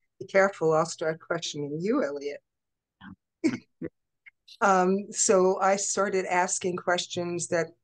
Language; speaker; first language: English; native; English